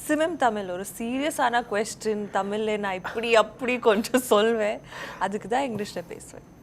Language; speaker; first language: Tamil; non-native, learner; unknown